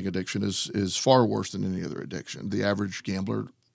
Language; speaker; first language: English; native; English